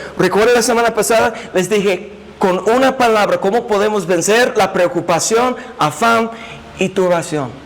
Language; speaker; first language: Spanish; non-native, fluent; English